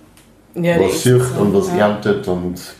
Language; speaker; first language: German; native; German